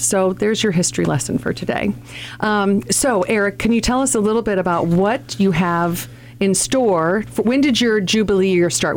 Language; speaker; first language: English; native; English